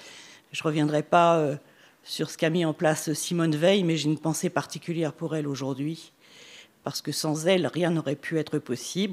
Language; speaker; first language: French; native; French